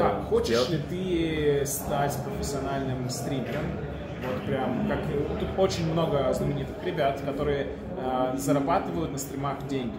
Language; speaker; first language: Russian; native; Russian